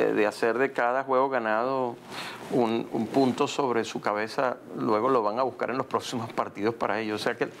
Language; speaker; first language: Spanish; native; Spanish